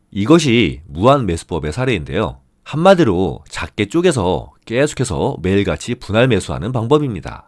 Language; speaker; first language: Korean; native; Korean